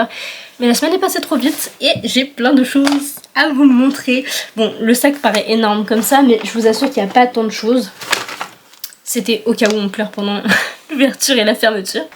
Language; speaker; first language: French; native; French